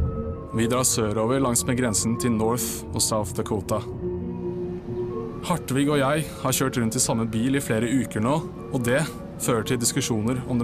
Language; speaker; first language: Norwegian; native; Norwegian